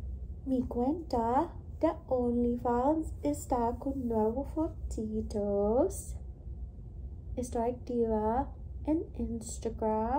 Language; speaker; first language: Spanish; non-native, learner; English